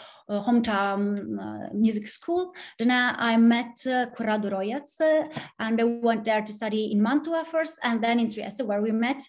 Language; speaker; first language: English; non-native, fluent; Italian